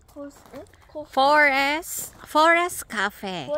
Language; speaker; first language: Japanese; non-native, learner; Filipino